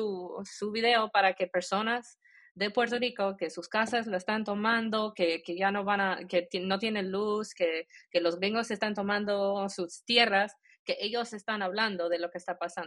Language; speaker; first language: Spanish; early bilingual, heritage; Spanish